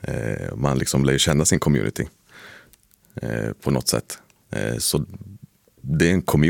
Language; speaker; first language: Swedish; native; Swedish